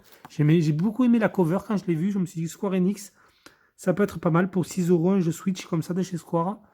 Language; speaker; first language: French; native; French